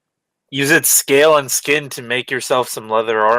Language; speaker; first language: English; native; English